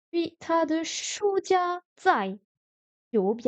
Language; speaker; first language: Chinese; non-native, learner; French